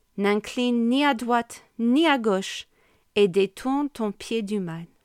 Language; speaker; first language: French; non-native, fluent; English